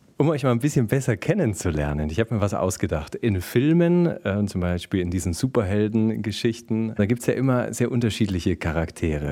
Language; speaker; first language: German; native; German